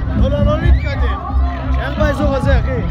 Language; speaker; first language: Hebrew; native; Hebrew